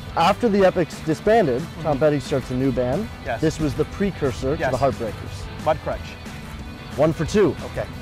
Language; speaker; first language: English; native; English